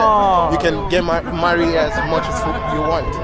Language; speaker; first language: English; non-native, learner; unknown